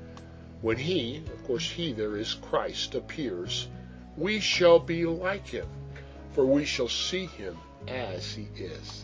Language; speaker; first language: English; native; English